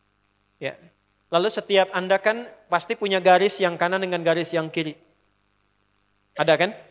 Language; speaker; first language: Indonesian; native; Indonesian